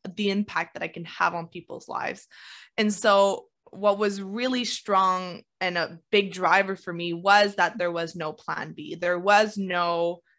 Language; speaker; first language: English; native; English